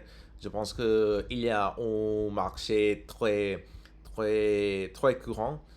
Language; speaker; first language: French; non-native, learner; English